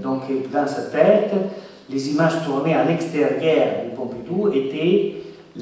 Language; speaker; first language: French; non-native, fluent; Italian